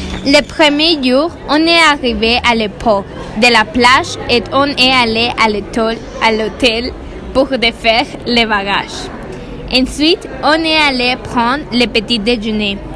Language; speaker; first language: French; non-native, learner; Spanish